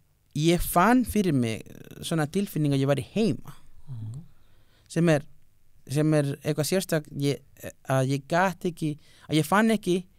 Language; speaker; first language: Icelandic; non-native, learner; Spanish